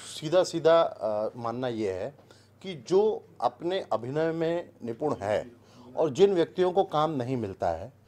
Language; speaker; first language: Hindi; native; Hindi